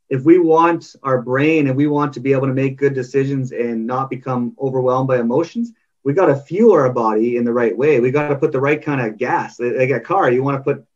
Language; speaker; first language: English; native; English